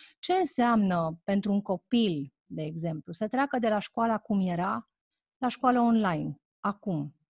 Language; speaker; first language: Romanian; native; Romanian